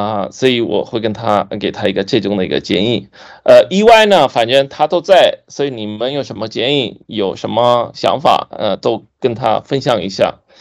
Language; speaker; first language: Chinese; non-native, fluent; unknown